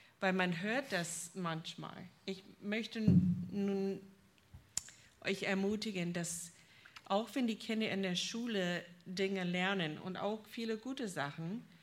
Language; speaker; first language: German; non-native, fluent; English